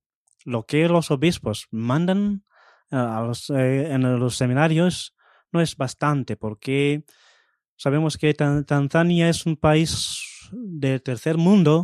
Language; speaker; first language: Spanish; non-native, fluent; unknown